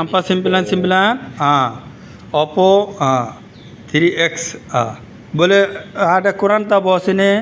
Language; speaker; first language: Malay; non-native, learner; Bangla